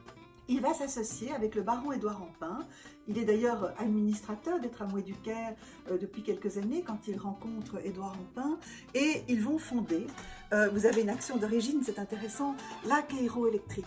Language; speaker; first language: French; native; French